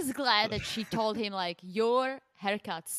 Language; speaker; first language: English; non-native, fluent; Czech